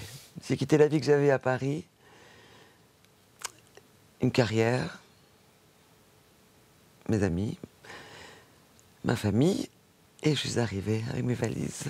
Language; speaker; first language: French; native; French